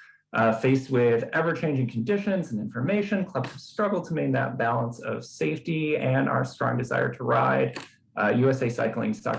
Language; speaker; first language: English; native; English